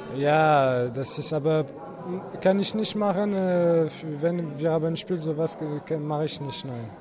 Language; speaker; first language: German; non-native, learner; French